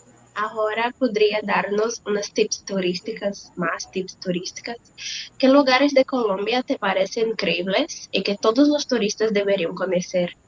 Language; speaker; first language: Spanish; non-native, learner; Portuguese